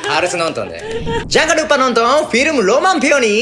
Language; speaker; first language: Indonesian; non-native, learner; Japanese